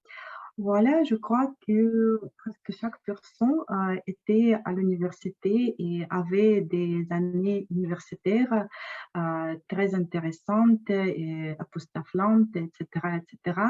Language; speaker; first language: French; non-native, fluent; Russian